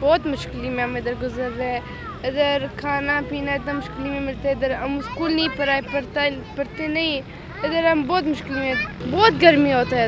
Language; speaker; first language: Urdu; non-native, learner; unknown